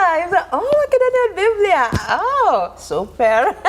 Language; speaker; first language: Macedonian; non-native, learner; Swahili